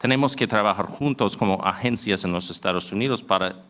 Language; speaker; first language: Spanish; non-native, fluent; English